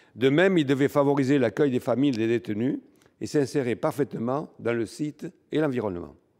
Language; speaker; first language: French; native; French